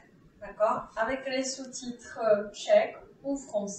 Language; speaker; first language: French; non-native, fluent; Czech